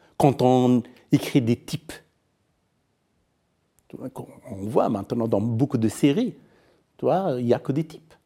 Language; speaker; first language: French; non-native, fluent; Persian